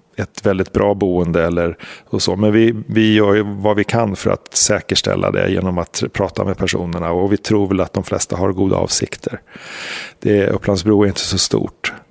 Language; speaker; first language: Swedish; native; Swedish